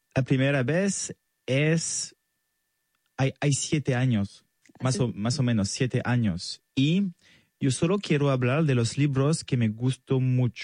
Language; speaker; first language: Spanish; non-native, fluent; French